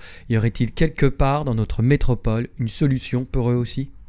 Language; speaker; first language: French; native; French